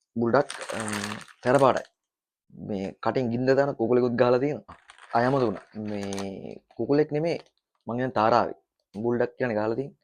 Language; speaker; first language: Sinhala; native; Sinhala